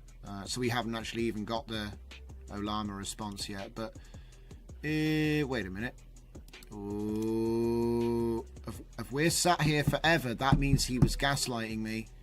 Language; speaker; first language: English; native; English